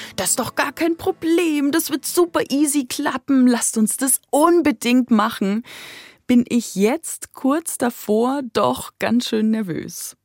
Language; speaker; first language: German; native; German